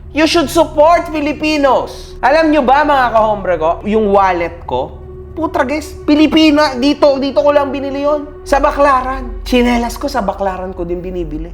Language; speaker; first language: Filipino; native; Filipino